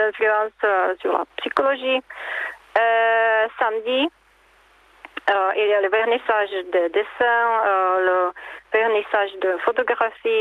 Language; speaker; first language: French; non-native, learner; Czech